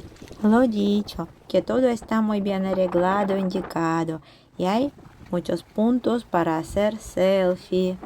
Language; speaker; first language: Spanish; non-native, fluent; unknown